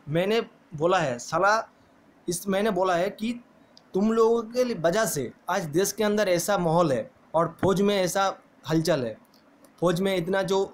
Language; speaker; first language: Hindi; non-native, local second language; Bangla